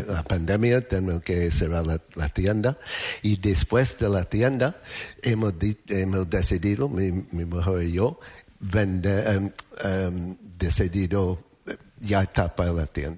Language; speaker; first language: Spanish; non-native, learner; English